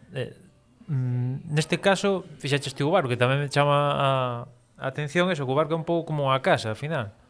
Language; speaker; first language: Galician; non-native, local second language; Spanish